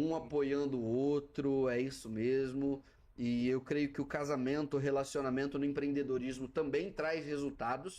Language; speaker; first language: Portuguese; native; Portuguese